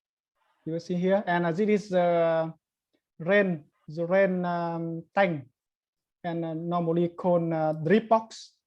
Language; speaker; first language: English; non-native, learner; Vietnamese